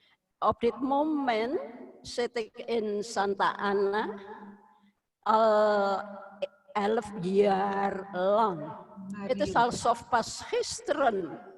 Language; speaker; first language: Dutch; non-native, fluent; Indonesian